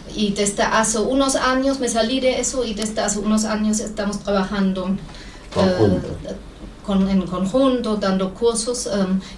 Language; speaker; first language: Spanish; non-native, fluent; German